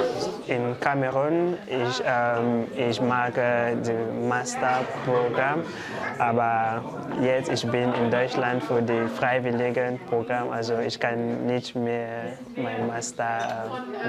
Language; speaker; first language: German; non-native, learner; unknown